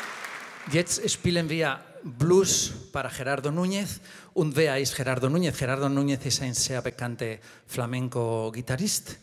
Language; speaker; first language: German; non-native, fluent; Spanish